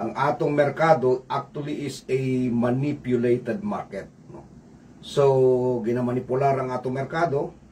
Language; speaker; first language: Cebuano; non-native, local second language; Hiligaynon